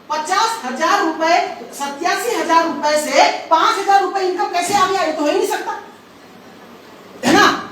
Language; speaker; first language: Hindi; non-native, local second language; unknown